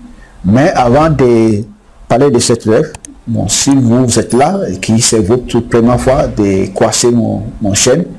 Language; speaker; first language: French; non-native, fluent; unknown